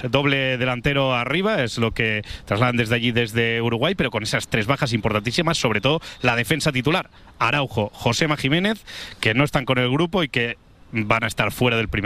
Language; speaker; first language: Spanish; native; Spanish